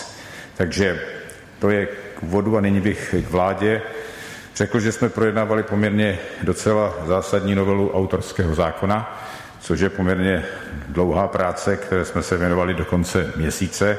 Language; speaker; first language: Czech; native; Czech